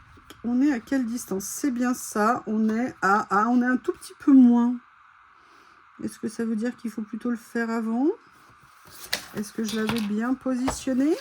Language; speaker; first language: French; native; French